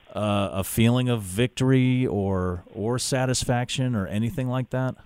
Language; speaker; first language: English; native; English